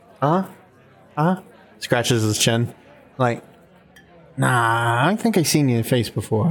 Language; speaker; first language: English; native; English